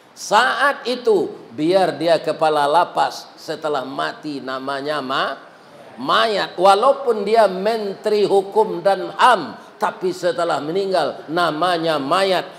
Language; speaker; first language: Malay; non-native, local second language; Minangkabau